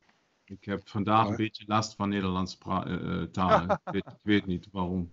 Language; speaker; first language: Dutch; non-native, fluent; German